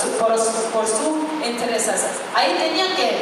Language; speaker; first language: Spanish; non-native, fluent; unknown